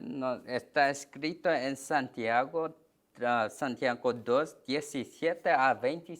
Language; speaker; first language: Spanish; non-native, learner; Korean